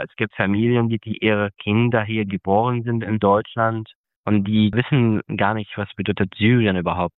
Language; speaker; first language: German; non-native, fluent; Arabic